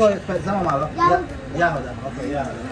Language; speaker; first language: Spanish; non-native, learner; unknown